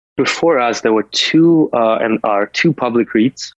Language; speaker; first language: English; non-native, fluent; Russian